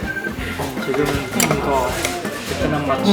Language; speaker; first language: Korean; non-native, fluent; Vietnamese